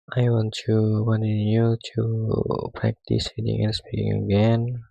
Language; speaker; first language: English; non-native, learner; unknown